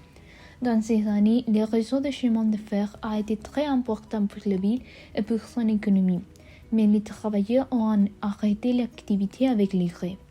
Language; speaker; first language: French; non-native, learner; Spanish